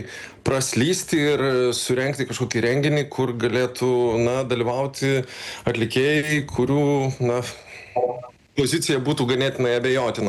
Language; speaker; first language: Lithuanian; native; Lithuanian